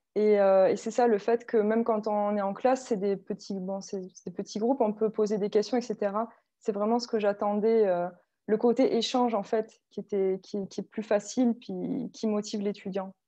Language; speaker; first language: French; native; French